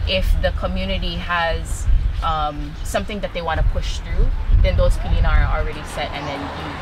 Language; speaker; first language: English; native; English